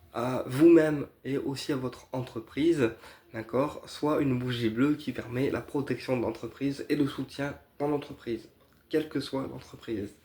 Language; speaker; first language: French; native; French